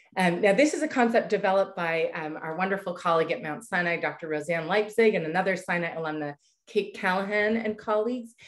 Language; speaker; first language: English; native; English